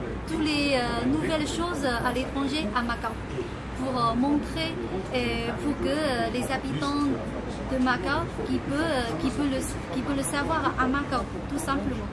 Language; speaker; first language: French; non-native, fluent; Chinese